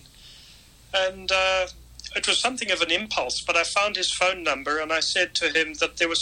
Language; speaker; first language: English; native; English